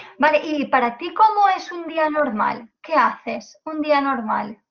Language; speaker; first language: Spanish; native; Spanish